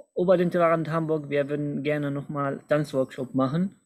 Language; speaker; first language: German; non-native, fluent; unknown